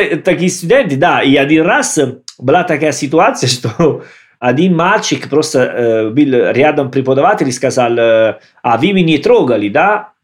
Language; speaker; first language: Russian; non-native, learner; Italian